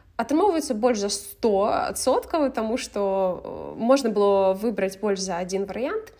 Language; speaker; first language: Belarusian; non-native, local second language; Russian